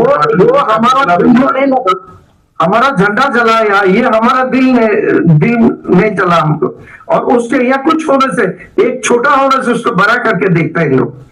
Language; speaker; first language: Hindi; non-native, learner; Bangla